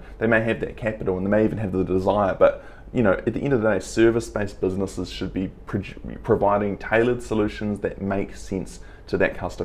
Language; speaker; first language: English; native; English